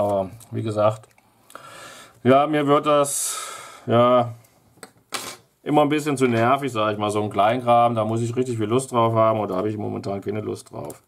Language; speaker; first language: German; native; German